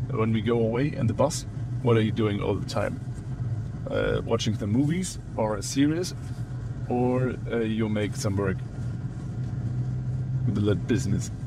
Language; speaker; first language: English; non-native, fluent; German